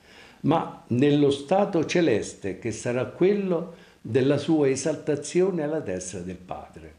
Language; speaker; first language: Italian; native; Italian